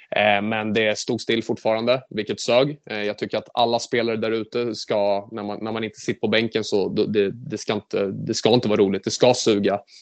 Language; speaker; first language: Swedish; native; Swedish